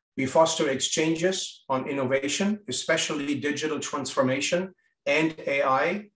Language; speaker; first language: English; non-native, fluent; German